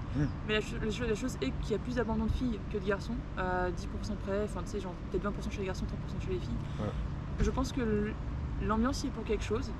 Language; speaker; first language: French; native; French